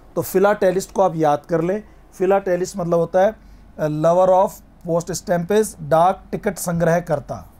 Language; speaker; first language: Hindi; native; Hindi